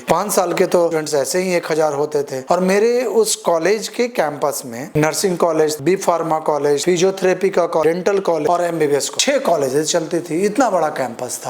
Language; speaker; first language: Hindi; native; Hindi